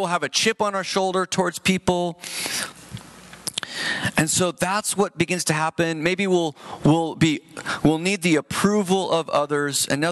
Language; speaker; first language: English; native; English